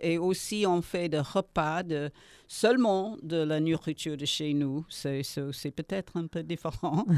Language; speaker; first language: French; non-native, learner; English